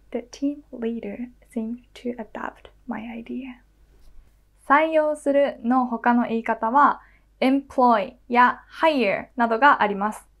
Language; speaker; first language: Japanese; native; Japanese